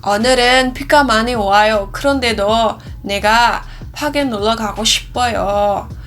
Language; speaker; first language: Korean; non-native, learner; Indonesian